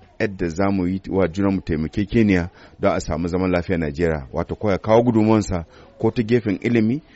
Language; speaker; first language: Hausa; non-native, local second language; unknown